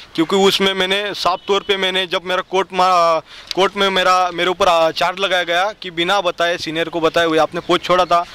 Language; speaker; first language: Hindi; non-native, local second language; Marathi